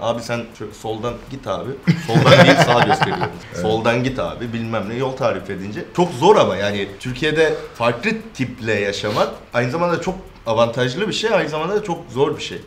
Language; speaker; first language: Turkish; non-native, fluent; Korean